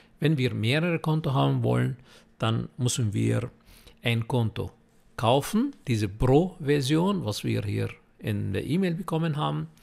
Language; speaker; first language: German; non-native, fluent; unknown